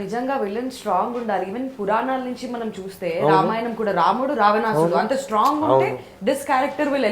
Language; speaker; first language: Telugu; native; Telugu